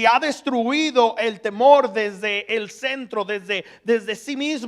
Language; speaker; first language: Spanish; early bilingual, heritage; Spanish